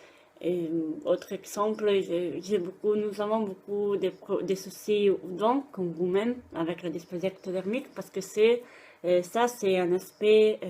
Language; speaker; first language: French; non-native, fluent; Italian